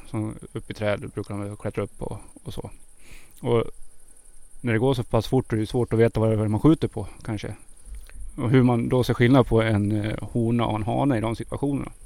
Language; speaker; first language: Swedish; native; Swedish